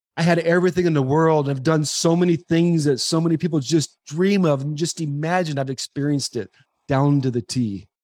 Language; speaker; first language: English; native; English